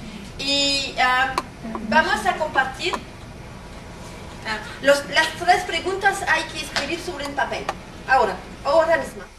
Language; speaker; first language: Spanish; non-native, fluent; French